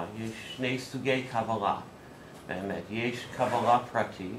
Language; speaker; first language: Hebrew; non-native, fluent; English